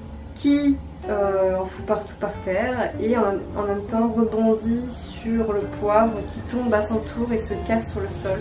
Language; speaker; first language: French; native; French